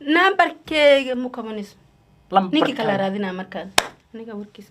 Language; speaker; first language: Somali; non-native, learner; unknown